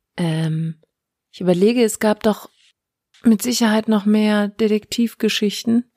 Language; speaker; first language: German; native; German